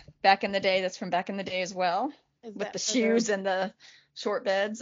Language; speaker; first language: English; native; English